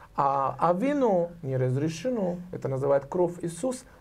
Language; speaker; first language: Russian; non-native, fluent; Arabic